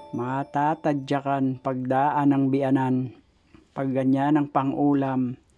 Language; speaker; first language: Filipino; non-native, local second language; Bikol